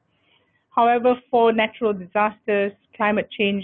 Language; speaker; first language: English; non-native, local second language; Malay